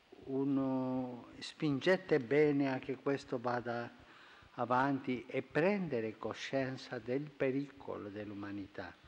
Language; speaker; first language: Italian; non-native, fluent; Spanish